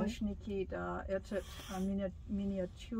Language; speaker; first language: Russian; non-native, learner; English